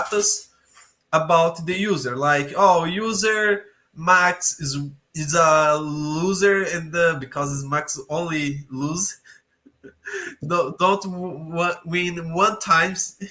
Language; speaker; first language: English; non-native, learner; Portuguese